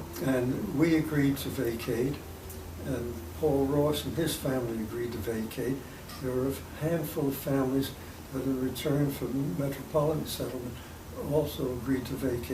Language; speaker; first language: English; native; English